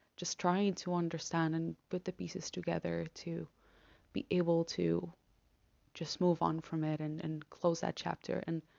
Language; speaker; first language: English; non-native, fluent; Spanish